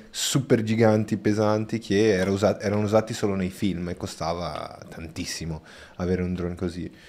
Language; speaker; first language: Italian; non-native, fluent; Spanish